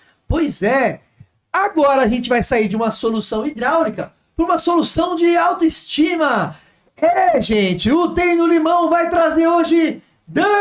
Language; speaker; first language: Portuguese; native; Portuguese